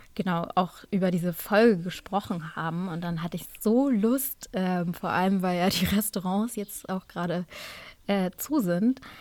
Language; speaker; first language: German; native; German